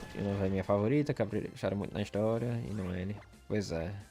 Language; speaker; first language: Portuguese; early bilingual, other home language; English